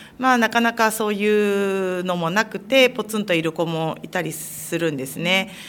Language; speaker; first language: Japanese; native; Japanese